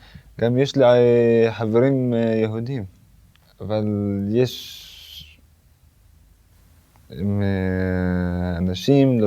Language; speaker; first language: Hebrew; non-native, local second language; Arabic